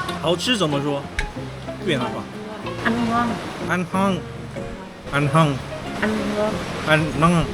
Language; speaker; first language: Chinese; non-native, learner; Korean